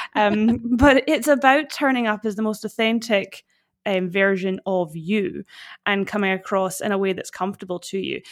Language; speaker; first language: English; native; English